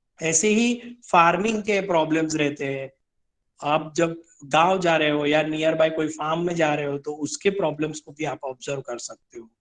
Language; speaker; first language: Hindi; non-native, local second language; Gujarati